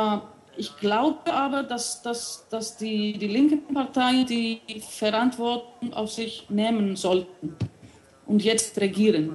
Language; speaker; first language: German; non-native, fluent; Greek